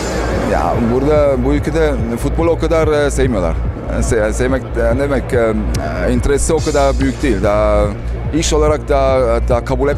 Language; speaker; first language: Turkish; early bilingual, heritage; Turkish